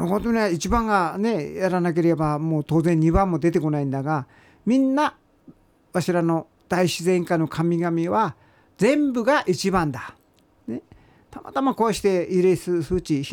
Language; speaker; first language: Japanese; native; Japanese